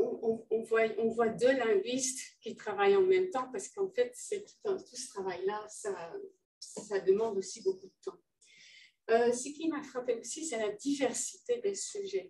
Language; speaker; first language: French; non-native, fluent; Dutch